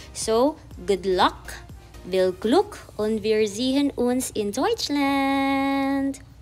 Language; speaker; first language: German; non-native, learner; Filipino